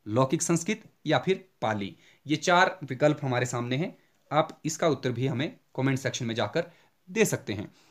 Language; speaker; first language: Hindi; native; Hindi